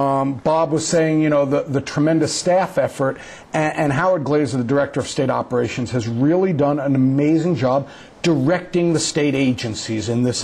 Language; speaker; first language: English; native; English